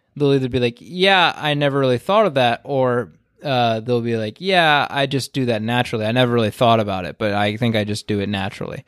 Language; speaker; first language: English; native; English